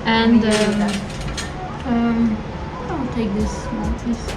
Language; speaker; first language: English; non-native, fluent; Ukrainian